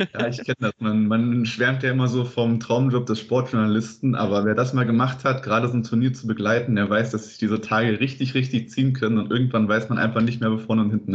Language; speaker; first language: German; native; German